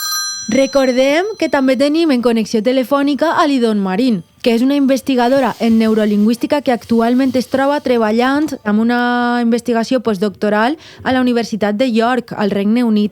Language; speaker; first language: Catalan; native; Catalan